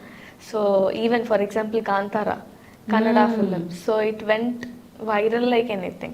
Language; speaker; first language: Telugu; non-native, learner; Tamil